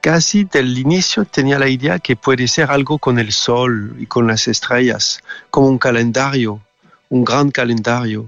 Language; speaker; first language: Spanish; non-native, fluent; French